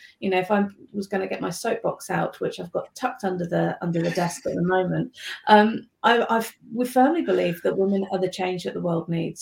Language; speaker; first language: English; native; English